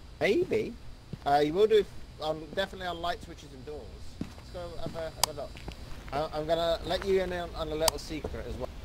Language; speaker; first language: English; native; English